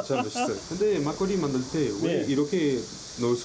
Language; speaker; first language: Korean; non-native, learner; French